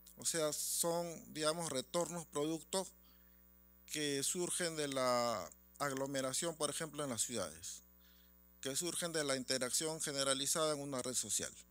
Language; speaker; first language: Spanish; native; Spanish